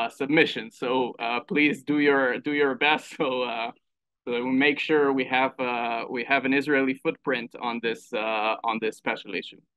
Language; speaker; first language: English; non-native, fluent; Hebrew